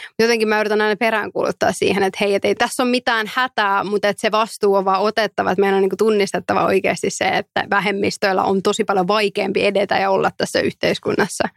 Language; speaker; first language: Finnish; early bilingual, other home language; Somali